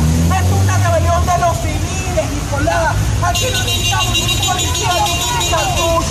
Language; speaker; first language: Spanish; native; Spanish